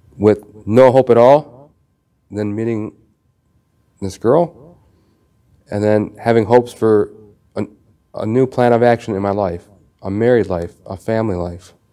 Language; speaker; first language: English; native; English